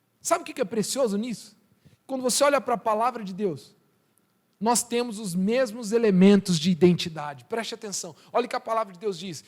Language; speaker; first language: Portuguese; early bilingual, other home language; Spanish